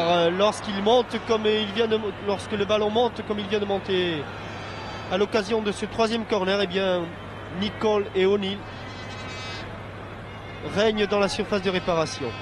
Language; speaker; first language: French; native; French